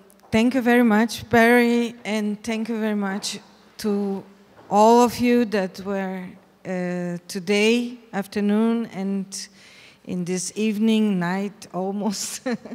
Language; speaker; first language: English; non-native, fluent; Portuguese